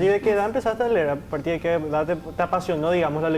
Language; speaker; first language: Spanish; native; Spanish